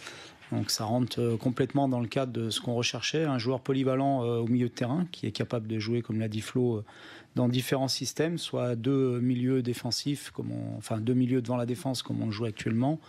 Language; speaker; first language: French; native; French